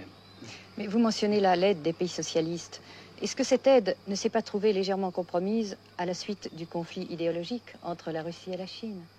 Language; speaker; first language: French; native; French